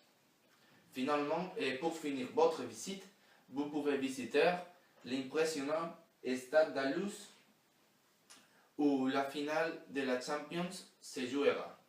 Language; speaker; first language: French; non-native, learner; Spanish